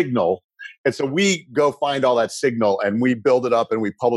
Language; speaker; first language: English; native; English